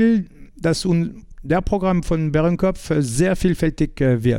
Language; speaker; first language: German; non-native, learner; French